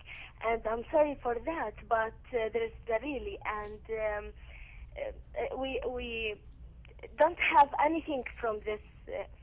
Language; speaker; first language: English; non-native, learner; Arabic